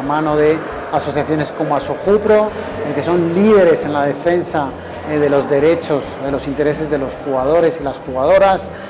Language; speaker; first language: Spanish; native; Spanish